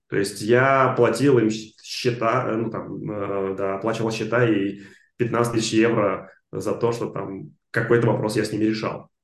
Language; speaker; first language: Russian; non-native, local second language; Armenian